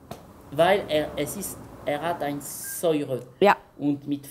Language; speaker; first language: German; non-native, learner; French